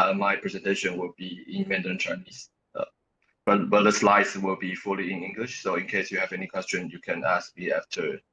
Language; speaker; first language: English; non-native, fluent; Chinese